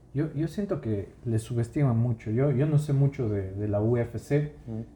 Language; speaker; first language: Spanish; native; Spanish